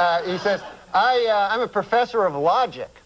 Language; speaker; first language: English; native; English